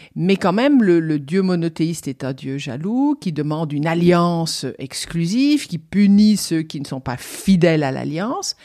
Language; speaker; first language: French; native; French